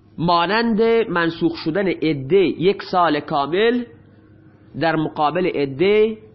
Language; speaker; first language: Persian; non-native, local second language; Baluchi